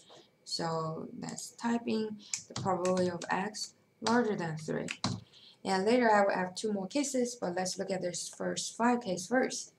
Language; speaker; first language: English; non-native, fluent; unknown